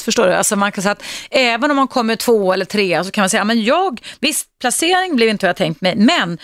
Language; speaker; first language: Swedish; native; Swedish